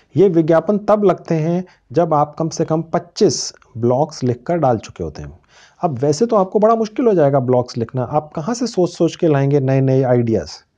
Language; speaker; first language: Hindi; native; Hindi